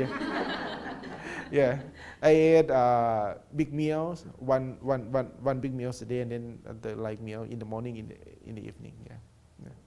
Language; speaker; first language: English; non-native, learner; Thai